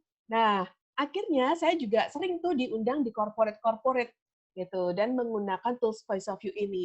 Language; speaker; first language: Indonesian; native; Indonesian